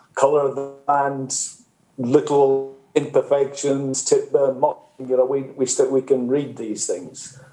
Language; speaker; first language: English; native; English